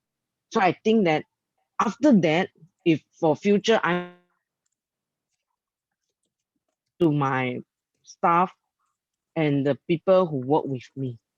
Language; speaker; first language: English; non-native, learner; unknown